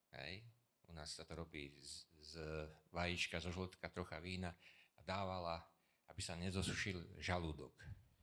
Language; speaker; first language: Slovak; native; Slovak